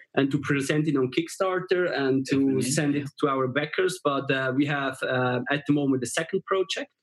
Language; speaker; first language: English; non-native, fluent; German